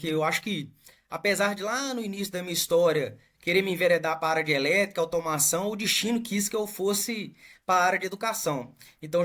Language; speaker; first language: Portuguese; native; Portuguese